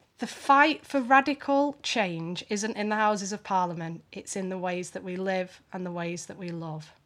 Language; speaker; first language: English; native; English